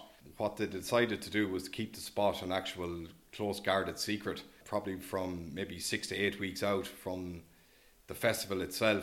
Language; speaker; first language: English; native; English